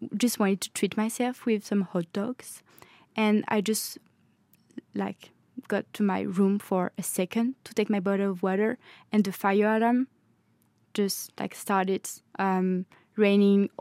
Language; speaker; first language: English; non-native, fluent; French